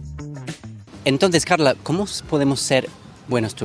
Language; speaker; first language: Spanish; non-native, fluent; English